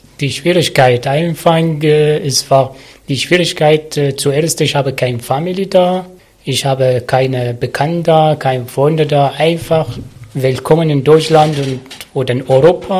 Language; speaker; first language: German; non-native, learner; Arabic